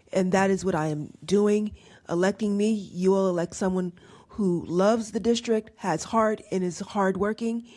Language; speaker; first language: English; native; English